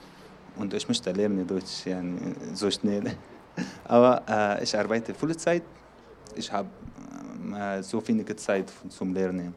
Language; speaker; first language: German; non-native, learner; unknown